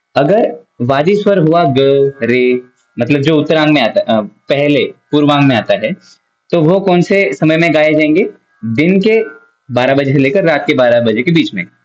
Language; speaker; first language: Hindi; non-native, local second language; Marathi